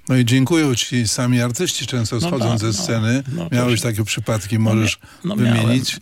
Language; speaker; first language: Polish; native; Polish